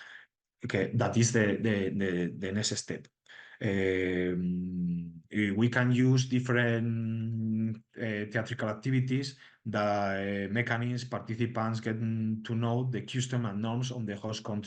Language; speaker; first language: English; non-native, learner; Spanish